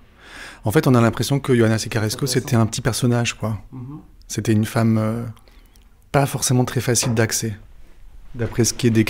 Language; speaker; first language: French; native; French